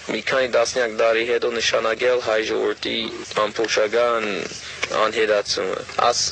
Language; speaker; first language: Armenian; non-native, fluent; English